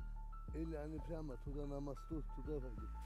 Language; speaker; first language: Russian; non-native, local second language; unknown